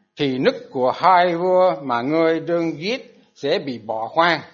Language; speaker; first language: Vietnamese; non-native, fluent; English